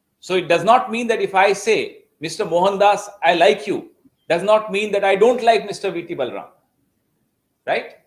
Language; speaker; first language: English; non-native, local second language; Hindi